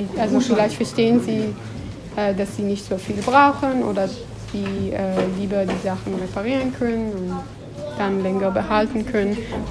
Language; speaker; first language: German; non-native, fluent; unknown